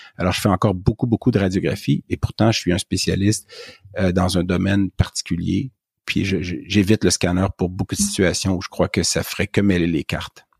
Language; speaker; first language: French; native; French